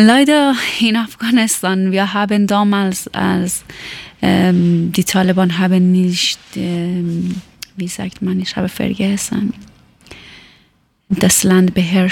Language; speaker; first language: German; non-native, learner; Persian